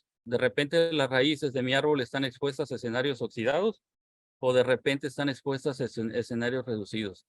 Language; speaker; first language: Spanish; native; Spanish